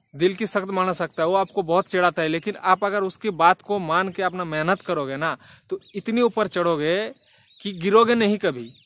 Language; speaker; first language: Hindi; non-native, local second language; Bangla